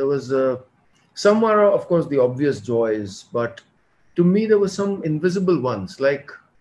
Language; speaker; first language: English; non-native, local second language; Hindi